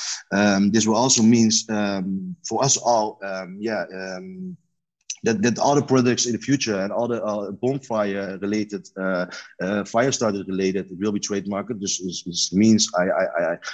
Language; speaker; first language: English; non-native, learner; Dutch